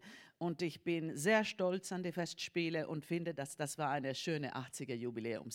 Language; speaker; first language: German; non-native, fluent; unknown